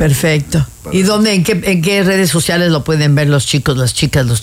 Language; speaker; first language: Spanish; native; Spanish